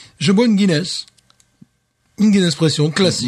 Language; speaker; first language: French; native; French